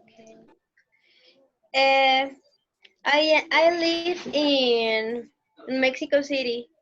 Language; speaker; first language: English; non-native, learner; Spanish